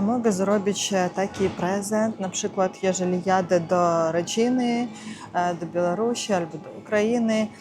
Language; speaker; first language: Polish; non-native, learner; Ukrainian